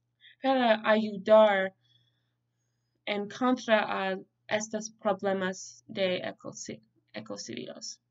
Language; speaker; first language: Spanish; non-native, learner; English